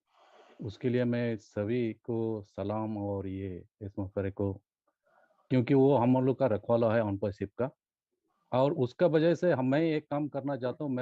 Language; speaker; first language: Hindi; non-native, local second language; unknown